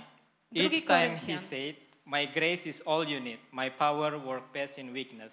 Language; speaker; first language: English; non-native, fluent; Indonesian